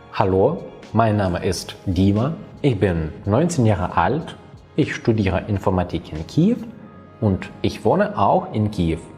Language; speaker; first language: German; non-native, fluent; Ukrainian